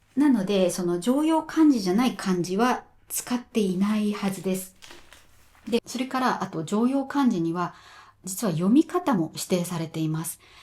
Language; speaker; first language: Japanese; native; Japanese